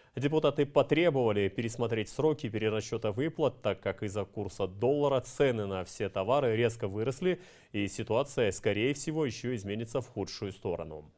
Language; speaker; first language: Russian; non-native, local second language; Kyrgyz